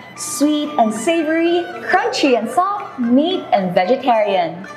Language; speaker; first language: English; non-native, local second language; Filipino